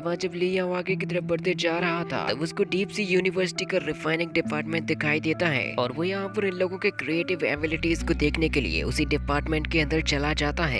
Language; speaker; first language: Hindi; native; Hindi